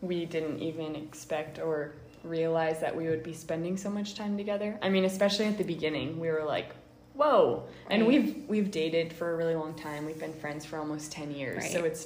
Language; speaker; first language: English; native; English